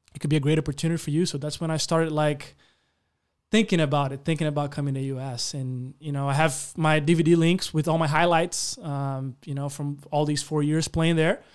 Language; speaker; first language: English; non-native, fluent; Portuguese